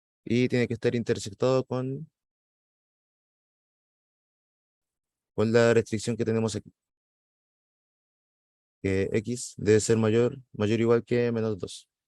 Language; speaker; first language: Spanish; native; Spanish